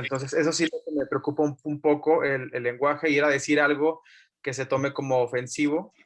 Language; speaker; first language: Spanish; native; Spanish